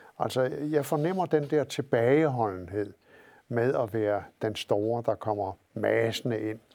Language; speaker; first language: Danish; native; Danish